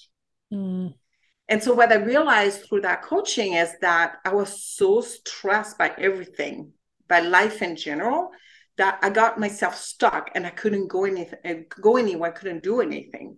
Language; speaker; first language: English; non-native, fluent; French